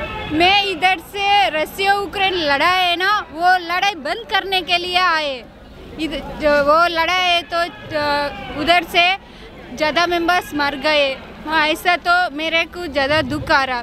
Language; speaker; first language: Hindi; non-native, local second language; Telugu